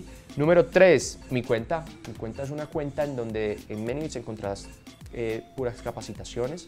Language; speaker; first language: Spanish; native; Spanish